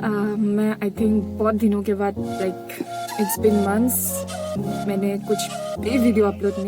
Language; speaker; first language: Hindi; non-native, local second language; Assamese